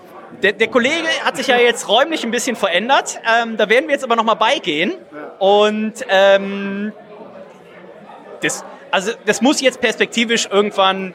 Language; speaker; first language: German; native; German